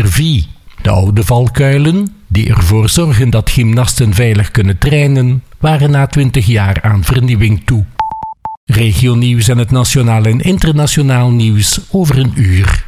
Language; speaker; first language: Dutch; native; Dutch